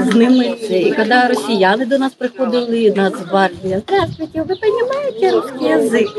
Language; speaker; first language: Ukrainian; native; Ukrainian